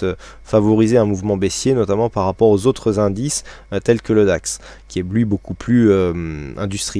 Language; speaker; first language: French; native; French